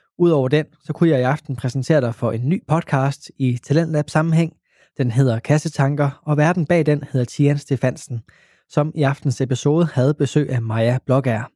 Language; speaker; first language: Danish; native; Danish